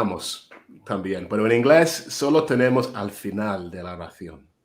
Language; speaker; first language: Spanish; non-native, fluent; English